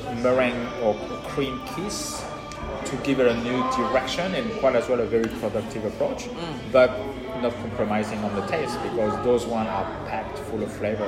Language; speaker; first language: English; non-native, fluent; French